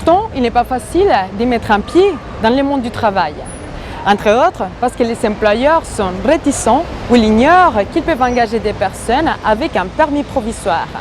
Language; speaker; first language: French; native; French